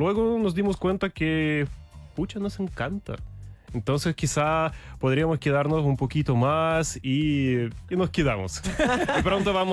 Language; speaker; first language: Spanish; non-native, fluent; Russian